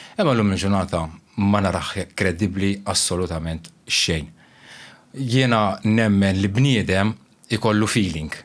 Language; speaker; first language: Maltese; early bilingual, other home language; Romanian